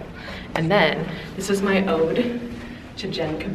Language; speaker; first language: English; native; English